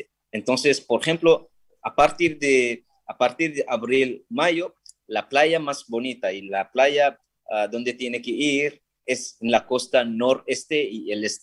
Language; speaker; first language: Spanish; non-native, fluent; Sinhala